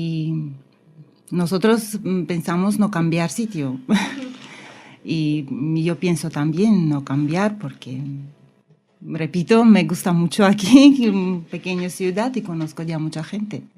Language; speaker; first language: Spanish; non-native, learner; Russian